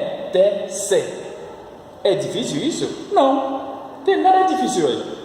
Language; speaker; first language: Portuguese; non-native, fluent; French